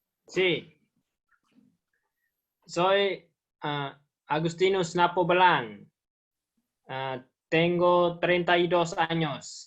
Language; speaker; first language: Spanish; non-native, learner; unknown